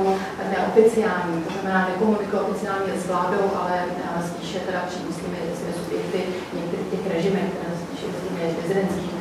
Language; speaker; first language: Czech; native; Czech